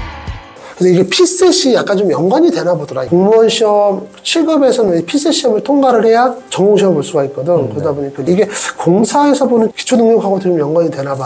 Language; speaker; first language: Korean; native; Korean